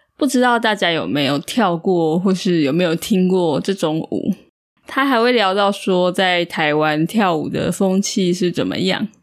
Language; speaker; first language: Chinese; native; Chinese